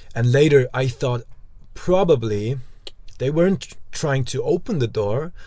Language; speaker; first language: English; non-native, fluent; German